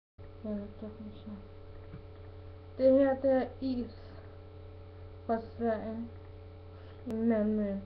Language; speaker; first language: Danish; non-native, learner; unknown